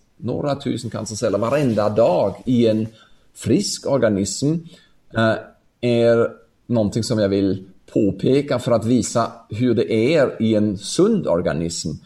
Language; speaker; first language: Swedish; non-native, fluent; German